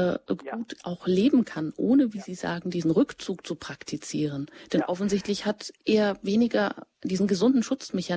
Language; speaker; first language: German; native; German